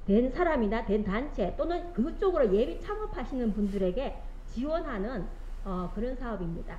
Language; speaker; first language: Korean; native; Korean